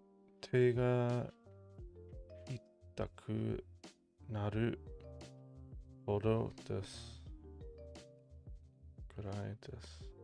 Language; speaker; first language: Japanese; non-native, learner; English